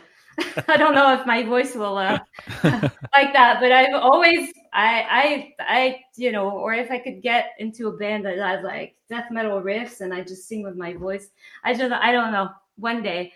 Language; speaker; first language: English; non-native, fluent; French